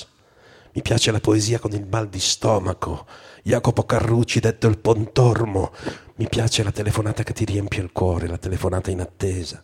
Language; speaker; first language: Italian; native; Italian